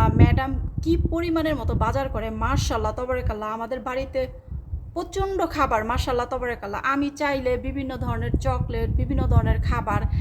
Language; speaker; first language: Bangla; native; Bangla